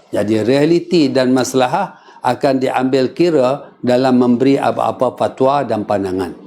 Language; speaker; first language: Malay; native; Malay